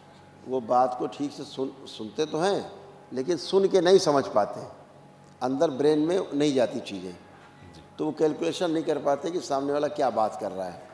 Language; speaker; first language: Hindi; native; Hindi